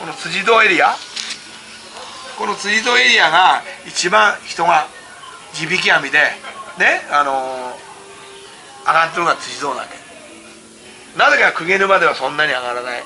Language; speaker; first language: Japanese; native; Japanese